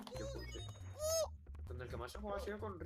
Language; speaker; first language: Spanish; native; Spanish